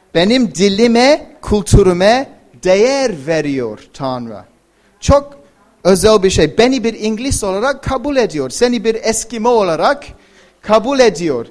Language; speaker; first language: Turkish; non-native, fluent; English